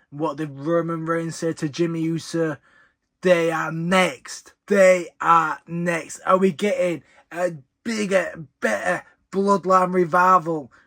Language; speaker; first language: English; native; English